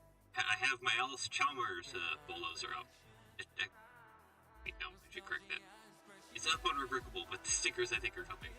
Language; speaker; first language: English; native; English